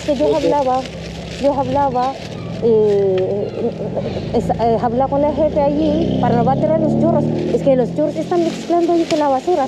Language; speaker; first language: Spanish; non-native, learner; Filipino